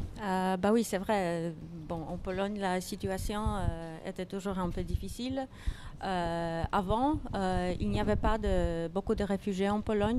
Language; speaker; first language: French; non-native, fluent; Polish